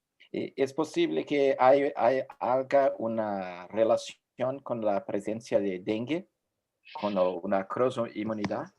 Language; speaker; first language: Spanish; non-native, fluent; Portuguese